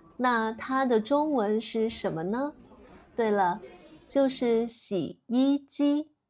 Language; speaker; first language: Chinese; native; Chinese